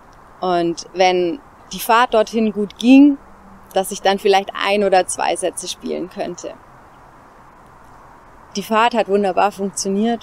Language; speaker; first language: German; native; German